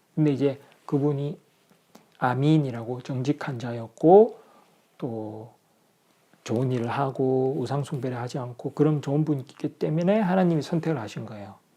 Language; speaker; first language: Korean; native; Korean